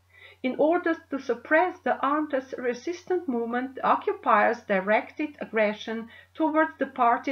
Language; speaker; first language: English; non-native, fluent; Slovenian